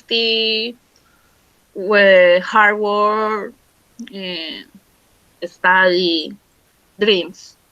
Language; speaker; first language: English; non-native, learner; Spanish